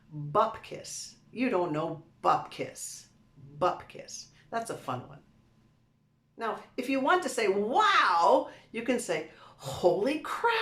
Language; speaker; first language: English; native; English